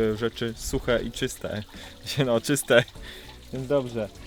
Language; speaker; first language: Polish; native; Polish